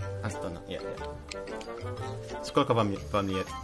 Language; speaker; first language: Russian; non-native, learner; Indonesian